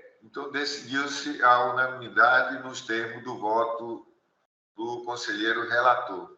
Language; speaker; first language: Portuguese; native; Portuguese